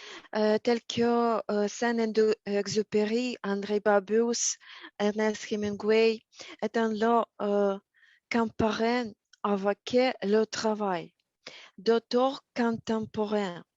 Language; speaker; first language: French; non-native, learner; Russian